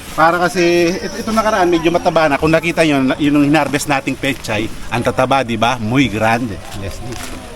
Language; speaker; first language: Filipino; native; Filipino